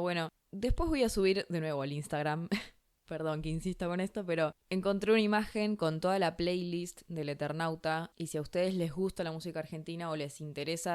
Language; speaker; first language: Spanish; native; Spanish